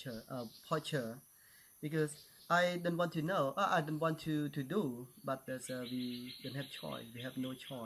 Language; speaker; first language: English; non-native, learner; Khmer